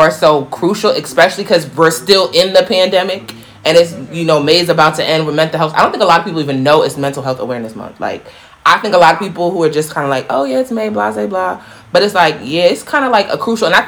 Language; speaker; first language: English; native; English